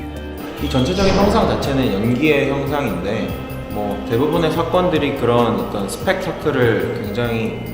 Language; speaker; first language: Korean; native; Korean